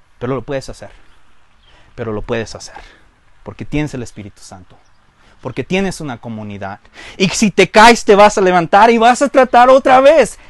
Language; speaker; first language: Spanish; early bilingual, heritage; Spanish